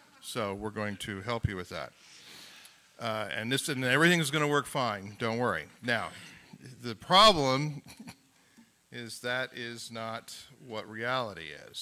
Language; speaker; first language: English; native; English